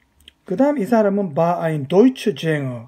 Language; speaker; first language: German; non-native, fluent; Korean